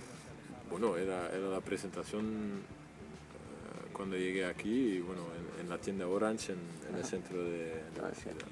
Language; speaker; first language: Spanish; non-native, fluent; Dutch